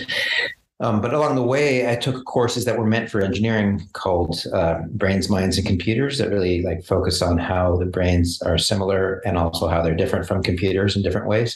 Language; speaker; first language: English; native; English